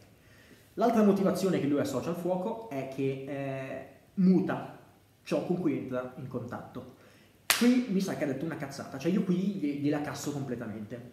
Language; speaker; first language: Italian; native; Italian